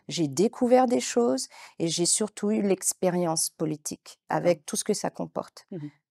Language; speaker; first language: French; native; French